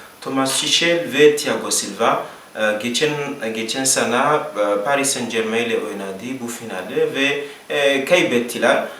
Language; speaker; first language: Turkish; non-native, learner; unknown